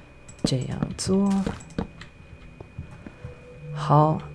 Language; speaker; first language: Chinese; non-native, learner; English